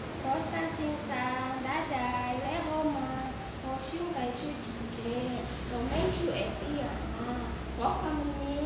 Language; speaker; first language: Cantonese; non-native, learner; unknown